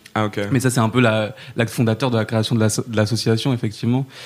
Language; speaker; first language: French; native; French